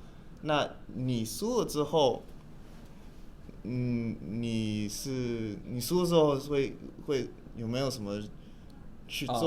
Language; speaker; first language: Chinese; early bilingual, heritage; English